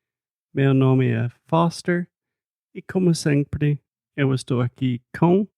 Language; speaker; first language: Portuguese; non-native, fluent; English